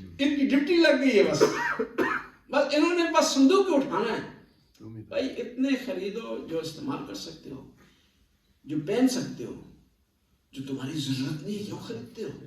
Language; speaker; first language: Urdu; non-native, local second language; Punjabi